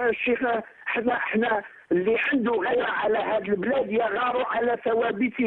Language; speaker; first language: Arabic; native; Arabic